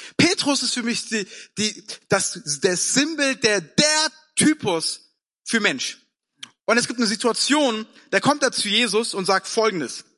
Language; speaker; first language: German; early bilingual, other home language; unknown